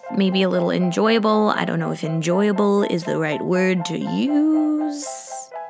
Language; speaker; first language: English; native; English